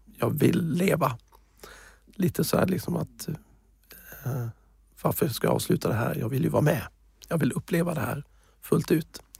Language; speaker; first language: Swedish; native; Swedish